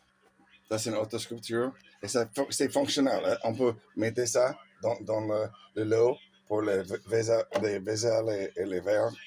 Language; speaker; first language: French; non-native, learner; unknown